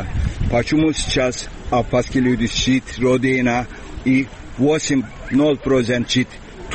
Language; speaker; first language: Russian; non-native, learner; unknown